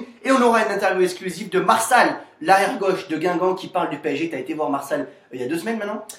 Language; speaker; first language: French; native; French